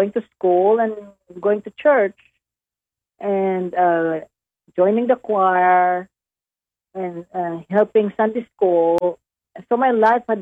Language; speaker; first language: English; non-native, local second language; Hiligaynon